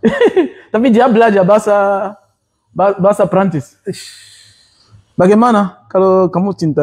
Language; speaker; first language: Indonesian; non-native, learner; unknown